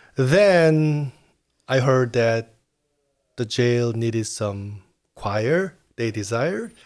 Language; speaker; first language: English; non-native, fluent; Korean